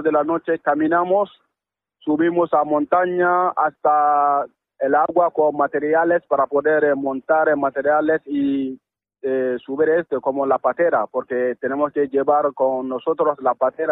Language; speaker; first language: Spanish; non-native, learner; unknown